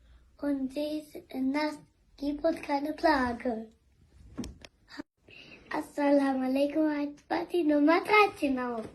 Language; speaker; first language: German; early bilingual, other home language; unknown